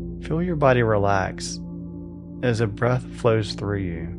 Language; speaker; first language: English; native; English